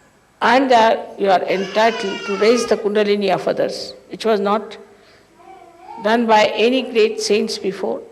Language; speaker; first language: English; non-native, local second language; Hindi